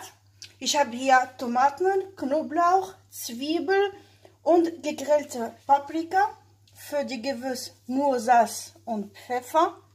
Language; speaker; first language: German; non-native, learner; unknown